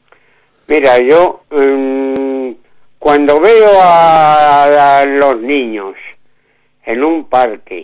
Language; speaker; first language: Spanish; native; Spanish